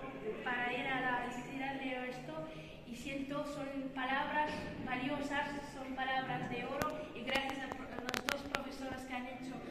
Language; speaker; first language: Spanish; non-native, learner; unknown